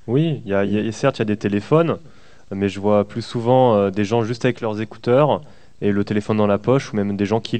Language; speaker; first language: French; native; French